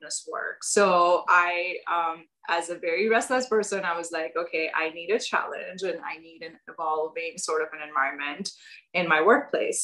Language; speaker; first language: English; non-native, local second language; Urdu